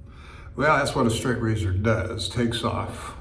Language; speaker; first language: English; native; English